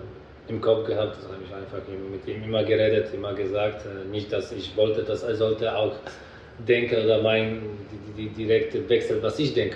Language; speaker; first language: German; non-native, fluent; Polish